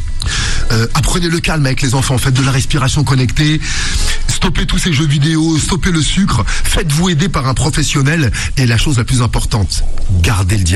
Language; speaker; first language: French; native; French